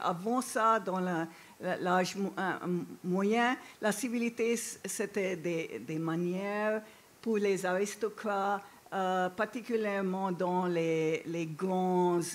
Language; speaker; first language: French; non-native, fluent; English